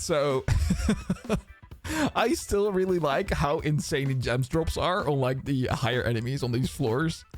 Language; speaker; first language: English; non-native, fluent; Dutch